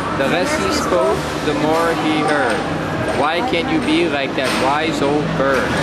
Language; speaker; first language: English; native; English